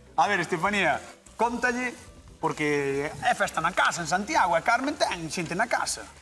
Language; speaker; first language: Galician; native; Galician